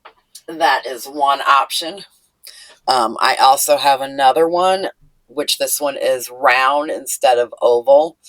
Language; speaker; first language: English; native; English